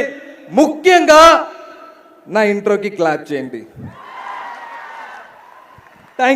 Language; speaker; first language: Telugu; non-native, learner; Malayalam